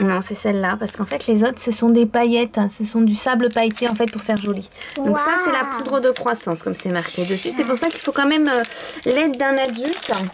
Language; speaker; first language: French; native; French